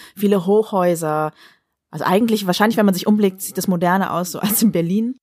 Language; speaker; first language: German; early bilingual, other home language; Vietnamese